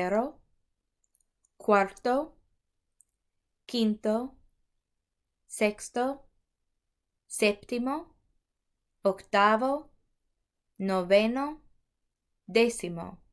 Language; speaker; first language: Spanish; non-native, fluent; English